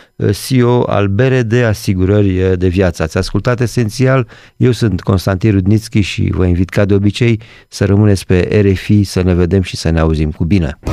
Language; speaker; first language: Romanian; native; Romanian